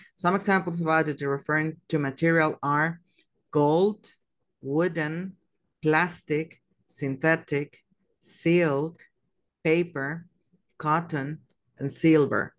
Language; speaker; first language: English; non-native, fluent; Spanish